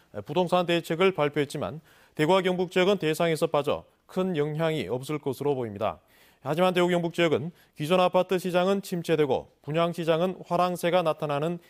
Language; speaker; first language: Korean; native; Korean